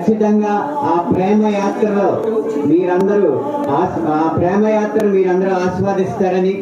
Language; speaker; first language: Telugu; native; Telugu